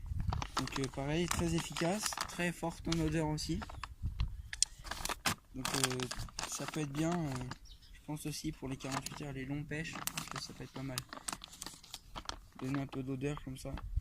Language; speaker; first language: French; native; French